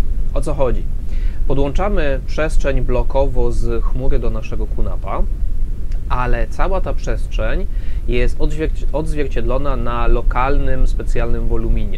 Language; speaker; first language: Polish; native; Polish